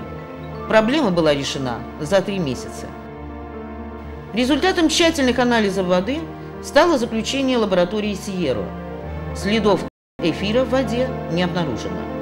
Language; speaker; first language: Russian; native; Russian